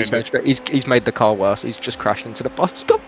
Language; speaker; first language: English; native; English